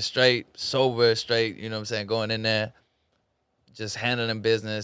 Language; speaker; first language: English; early bilingual, other home language; Spanish